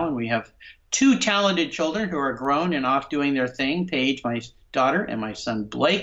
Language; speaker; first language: English; native; English